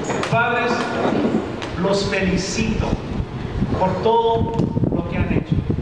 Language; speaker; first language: Spanish; early bilingual, heritage; Spanish